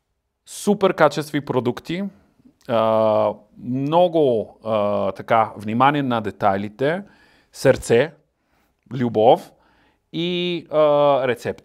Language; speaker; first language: Bulgarian; non-native, learner; Italian